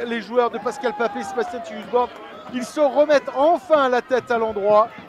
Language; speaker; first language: French; native; French